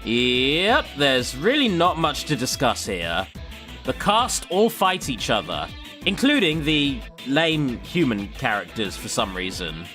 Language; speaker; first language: English; native; English